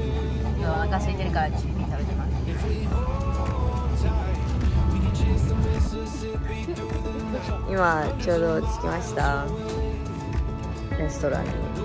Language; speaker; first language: Japanese; early bilingual, heritage; English